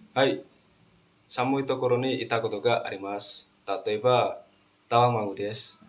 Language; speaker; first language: Japanese; non-native, learner; Indonesian